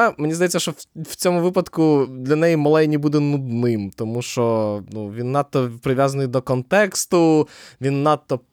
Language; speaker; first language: Ukrainian; native; Ukrainian